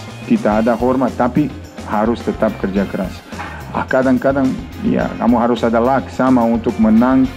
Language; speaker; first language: Indonesian; non-native, fluent; Serbian